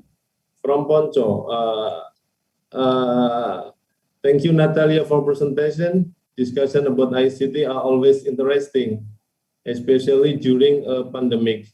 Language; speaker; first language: English; non-native, fluent; Indonesian